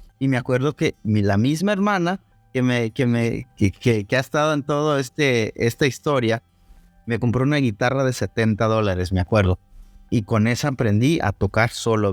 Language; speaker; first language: Spanish; non-native, local second language; Zapotec